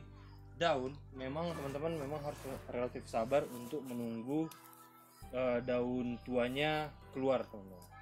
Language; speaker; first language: Indonesian; native; Indonesian